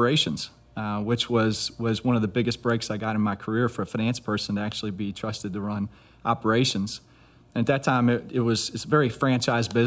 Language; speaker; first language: English; native; English